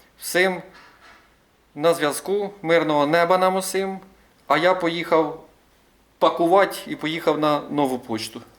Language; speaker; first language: Ukrainian; non-native, local second language; Russian